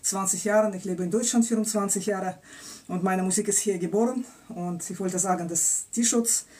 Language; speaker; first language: German; non-native, fluent; Russian